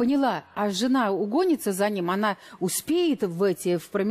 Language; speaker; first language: Russian; native; Russian